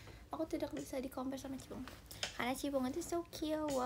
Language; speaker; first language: Indonesian; native; Indonesian